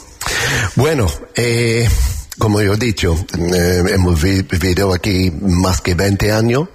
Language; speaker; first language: Spanish; non-native, learner; English